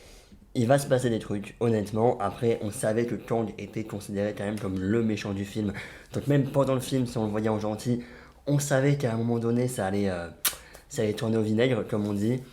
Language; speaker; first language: French; native; French